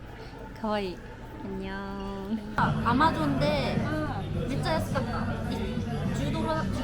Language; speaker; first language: Japanese; non-native, fluent; Korean